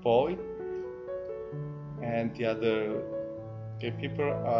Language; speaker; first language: English; non-native, learner; Korean